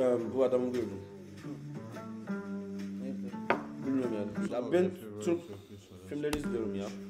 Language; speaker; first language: Turkish; non-native, learner; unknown